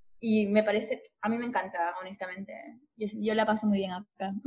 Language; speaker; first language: Spanish; native; Spanish